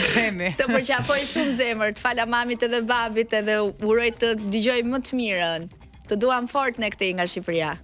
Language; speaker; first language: Albanian; native; Albanian